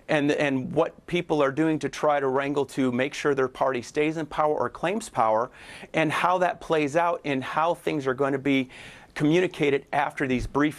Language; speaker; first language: English; native; English